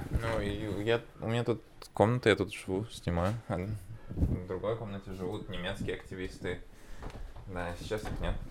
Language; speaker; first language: Russian; early bilingual, other home language; Armenian